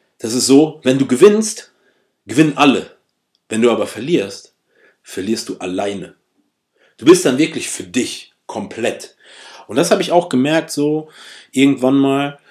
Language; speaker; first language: German; early bilingual, other home language; Russian